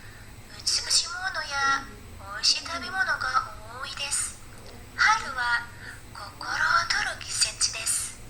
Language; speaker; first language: Japanese; non-native, learner; Indonesian